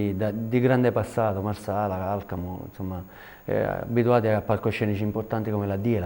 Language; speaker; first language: Italian; native; Italian